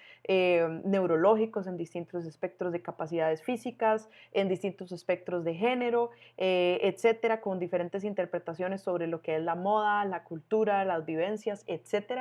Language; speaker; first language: Spanish; native; Spanish